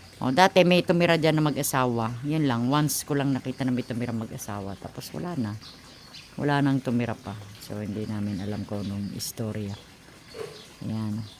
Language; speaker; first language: Filipino; native; Filipino